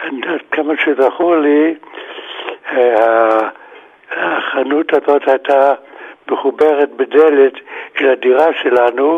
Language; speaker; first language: Hebrew; non-native, fluent; German